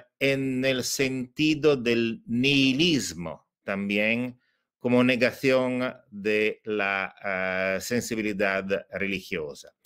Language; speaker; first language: Spanish; non-native, fluent; Italian